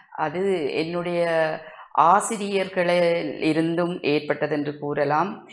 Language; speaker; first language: Tamil; native; Tamil